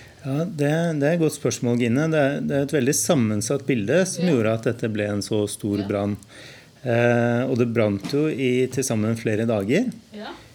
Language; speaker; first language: Norwegian; native; Norwegian